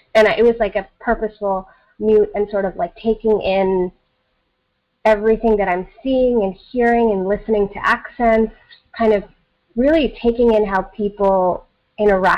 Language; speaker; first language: English; early bilingual, other home language; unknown